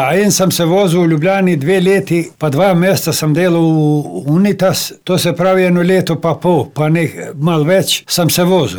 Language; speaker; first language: Slovenian; non-native, fluent; Albanian